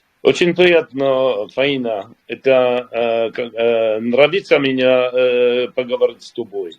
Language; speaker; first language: Russian; non-native, learner; French